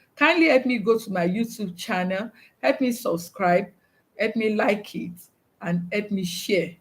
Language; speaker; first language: English; non-native, local second language; Yoruba